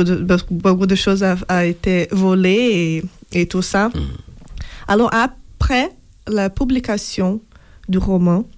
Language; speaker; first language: French; non-native, fluent; Portuguese